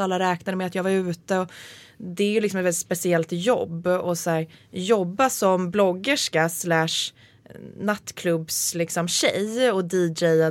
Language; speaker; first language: Swedish; native; Swedish